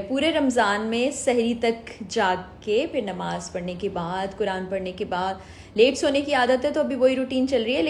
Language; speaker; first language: Urdu; native; Urdu